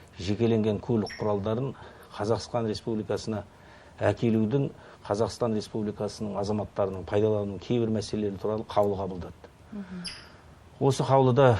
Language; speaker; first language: Kazakh; native; Kazakh